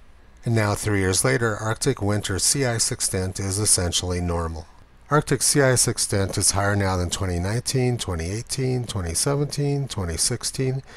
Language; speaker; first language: English; native; English